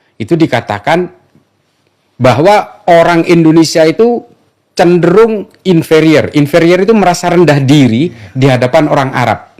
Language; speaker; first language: Indonesian; non-native, local second language; Madurese